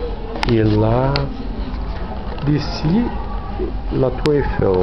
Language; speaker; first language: French; non-native, learner; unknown